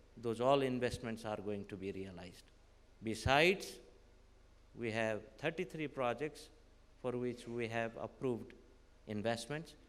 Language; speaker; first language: English; non-native, local second language; Nepali